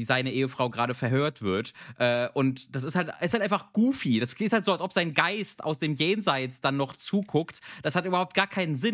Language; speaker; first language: German; native; German